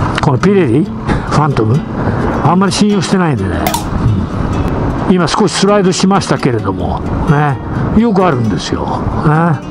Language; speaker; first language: Japanese; native; Japanese